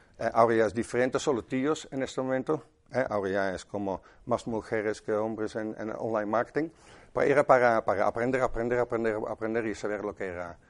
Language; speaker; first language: Spanish; non-native, fluent; Dutch